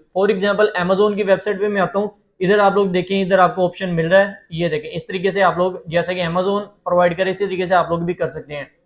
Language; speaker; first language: Urdu; native; Urdu